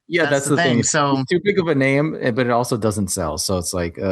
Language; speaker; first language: English; native; English